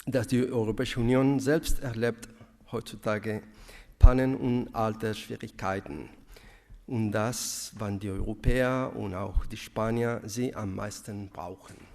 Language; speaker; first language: German; non-native, fluent; Spanish